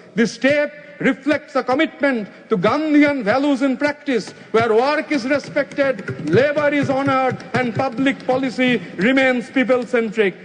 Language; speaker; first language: English; non-native, local second language; Bangla